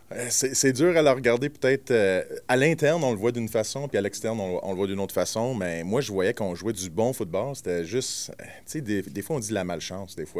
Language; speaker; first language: French; native; French